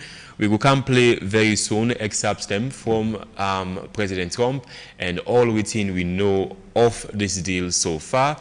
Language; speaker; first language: English; non-native, local second language; Krio